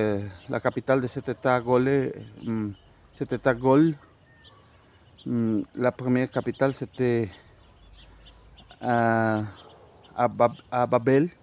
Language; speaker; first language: French; non-native, fluent; Spanish